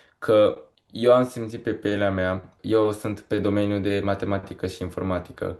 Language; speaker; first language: Romanian; early bilingual, heritage; Romanian